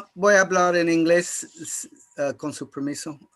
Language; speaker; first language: Spanish; non-native, fluent; English